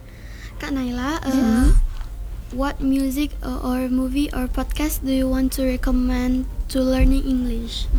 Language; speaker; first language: English; non-native, learner; Indonesian